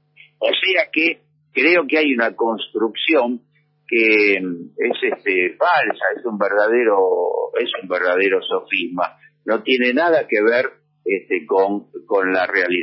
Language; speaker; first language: Spanish; native; Spanish